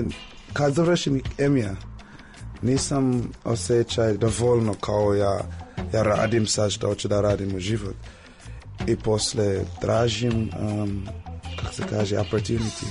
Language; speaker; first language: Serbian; non-native, learner; English